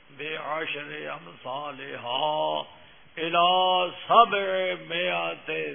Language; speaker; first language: Urdu; non-native, local second language; Punjabi